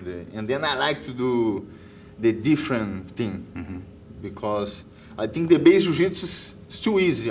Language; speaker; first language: English; non-native, learner; Portuguese